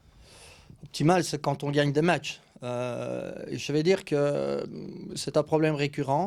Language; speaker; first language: French; native; French